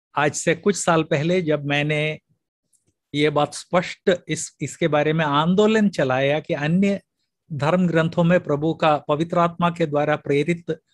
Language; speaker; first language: Hindi; native; Hindi